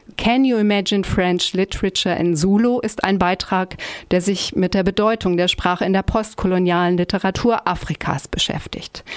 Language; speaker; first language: German; native; German